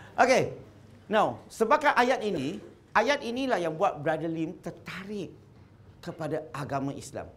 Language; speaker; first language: Malay; non-native, local second language; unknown